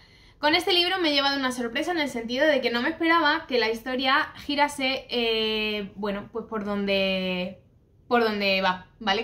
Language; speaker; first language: Spanish; native; Spanish